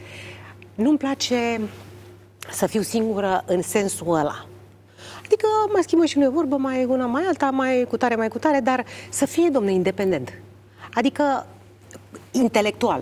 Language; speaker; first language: Romanian; native; Romanian